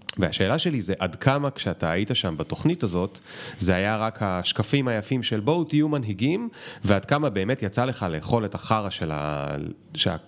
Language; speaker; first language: Hebrew; native; Hebrew